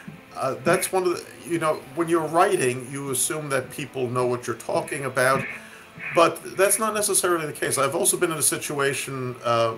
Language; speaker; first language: English; native; English